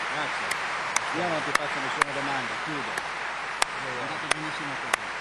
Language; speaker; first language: Italian; non-native, fluent; German